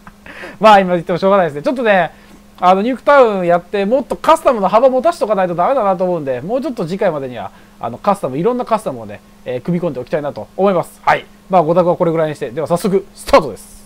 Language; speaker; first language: Japanese; native; Japanese